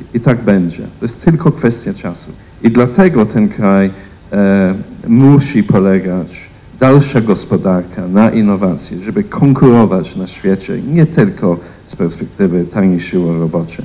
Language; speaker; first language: Polish; non-native, fluent; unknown